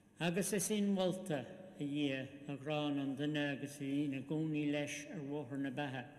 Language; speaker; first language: Irish; non-native, local second language; English